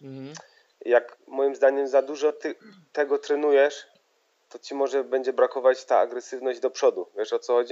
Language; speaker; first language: Polish; early bilingual, heritage; Polish